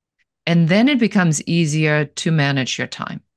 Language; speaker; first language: English; non-native, fluent; German